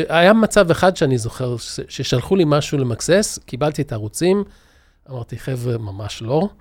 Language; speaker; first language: Hebrew; early bilingual, other home language; English